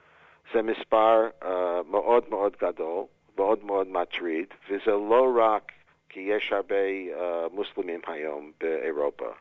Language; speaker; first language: Hebrew; non-native, fluent; English